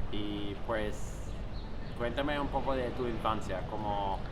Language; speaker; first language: Spanish; non-native, fluent; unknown